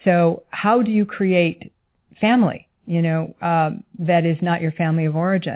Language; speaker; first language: English; native; English